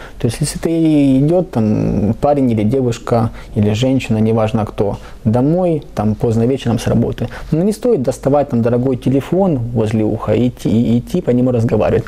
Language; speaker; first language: Russian; native; Russian